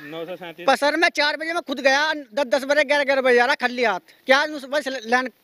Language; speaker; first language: Hindi; native; Hindi